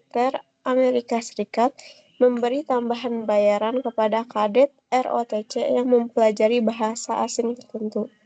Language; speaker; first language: Indonesian; native; Indonesian